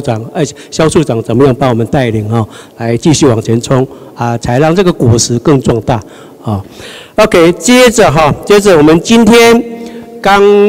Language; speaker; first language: Chinese; native; Chinese